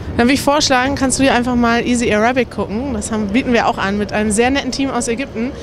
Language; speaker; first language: German; native; German